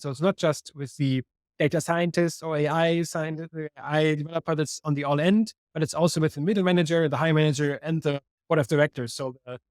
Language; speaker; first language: English; non-native, fluent; German